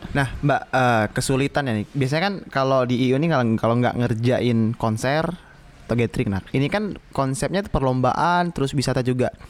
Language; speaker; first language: Indonesian; native; Indonesian